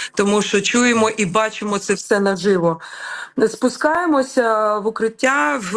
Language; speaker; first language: Ukrainian; native; Ukrainian